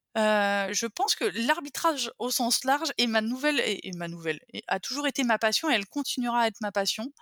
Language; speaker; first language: French; native; French